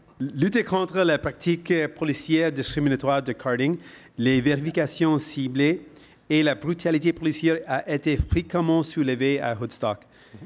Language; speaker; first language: French; non-native, local second language; English